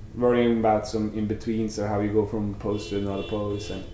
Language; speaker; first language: English; non-native, fluent; Norwegian